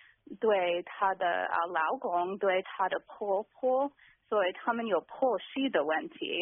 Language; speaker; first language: Chinese; early bilingual, heritage; Chinese